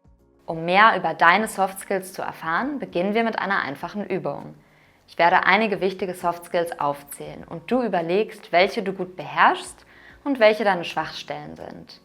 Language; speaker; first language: German; native; German